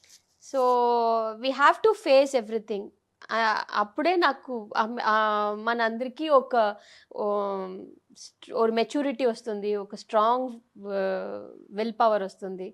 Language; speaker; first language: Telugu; non-native, local second language; Tamil